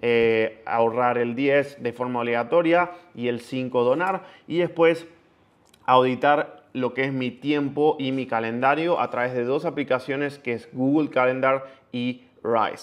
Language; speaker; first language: Spanish; native; Spanish